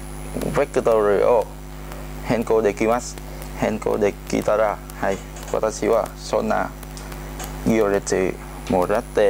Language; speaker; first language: Japanese; non-native, learner; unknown